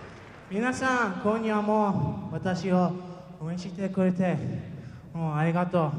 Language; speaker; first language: Japanese; non-native, learner; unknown